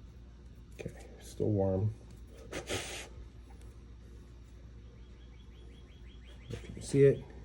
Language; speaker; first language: English; native; English